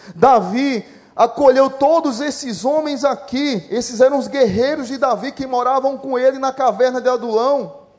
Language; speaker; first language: Portuguese; native; Portuguese